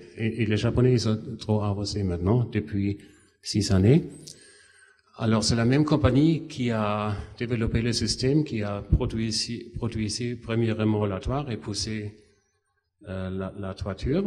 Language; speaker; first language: French; non-native, fluent; German